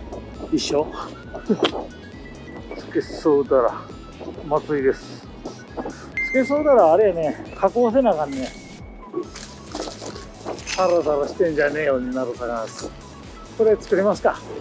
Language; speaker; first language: Japanese; native; Japanese